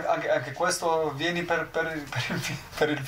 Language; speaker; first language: Italian; non-native, learner; Albanian